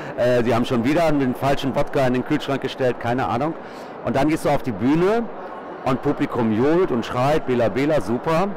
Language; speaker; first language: German; native; German